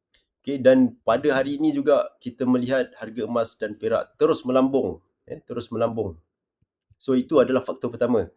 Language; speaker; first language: Malay; native; Malay